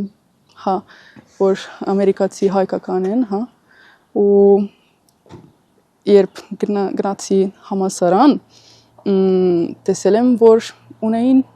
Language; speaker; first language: Armenian; non-native, learner; Italian